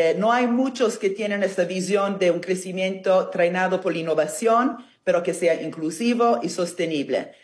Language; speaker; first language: Spanish; non-native, fluent; Italian